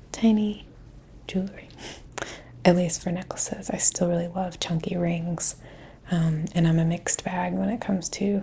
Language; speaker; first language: English; native; English